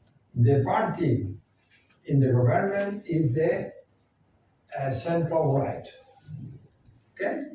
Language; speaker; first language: English; non-native, fluent; Spanish